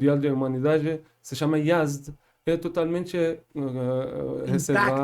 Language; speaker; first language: Portuguese; non-native, learner; Persian